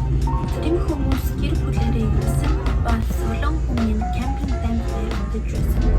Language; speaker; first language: Mongolian; early bilingual, heritage; Mongolian